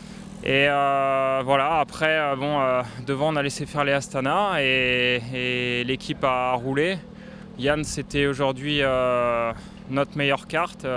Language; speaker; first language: French; native; French